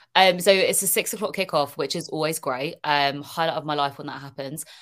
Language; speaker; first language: English; native; English